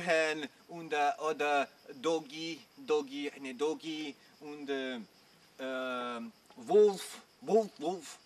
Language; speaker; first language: German; non-native, learner; Croatian